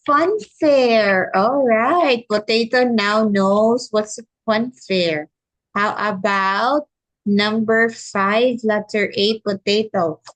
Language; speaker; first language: English; non-native, local second language; Filipino